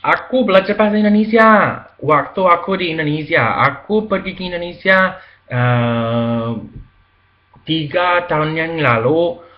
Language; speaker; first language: Indonesian; non-native, learner; Spanish